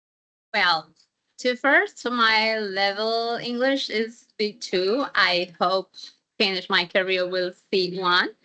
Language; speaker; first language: English; non-native, fluent; Spanish